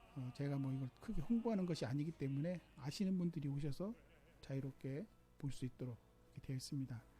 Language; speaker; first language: Korean; native; Korean